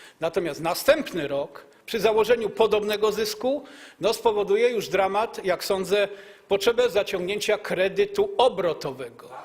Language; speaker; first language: Polish; native; Polish